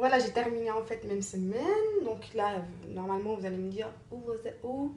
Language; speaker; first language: French; non-native, local second language; Arabic